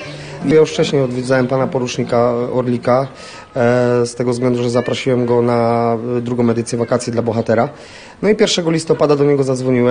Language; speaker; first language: Polish; native; Polish